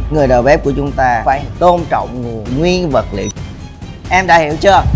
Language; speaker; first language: Vietnamese; native; Vietnamese